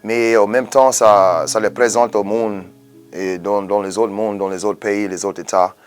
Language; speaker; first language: French; non-native, local second language; English